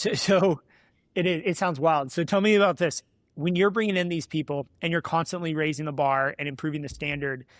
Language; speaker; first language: English; native; English